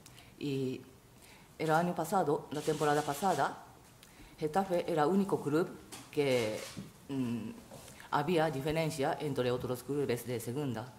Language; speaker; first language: Spanish; non-native, fluent; Japanese